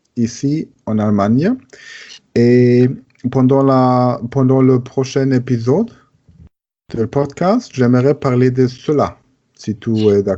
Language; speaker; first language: French; non-native, learner; German